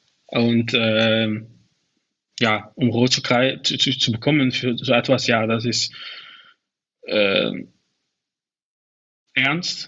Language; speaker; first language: German; non-native, learner; Dutch